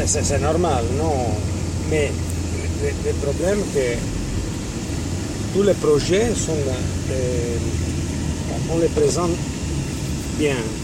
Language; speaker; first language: French; non-native, fluent; Italian